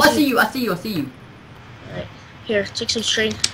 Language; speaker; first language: English; native; English